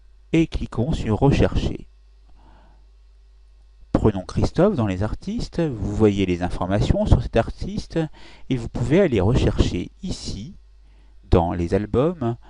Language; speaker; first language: French; native; French